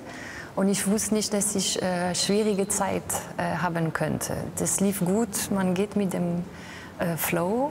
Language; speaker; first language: German; non-native, fluent; French